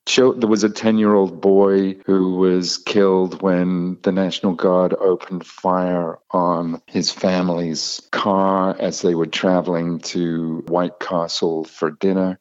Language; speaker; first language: English; native; English